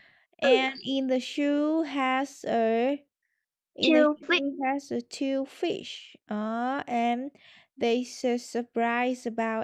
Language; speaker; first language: English; non-native, learner; Vietnamese